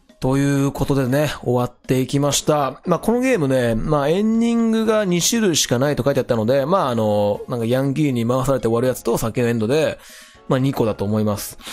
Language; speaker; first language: Japanese; native; Japanese